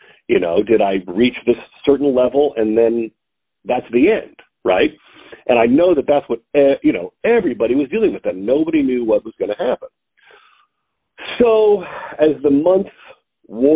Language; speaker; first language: English; native; English